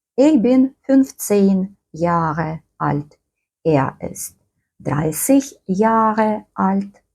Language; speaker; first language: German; non-native, fluent; Ukrainian